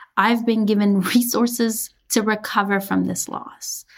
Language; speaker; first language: English; early bilingual, other home language; Persian